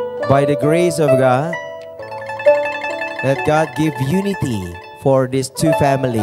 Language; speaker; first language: English; non-native, fluent; Indonesian